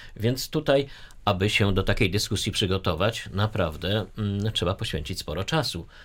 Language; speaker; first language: Polish; native; Polish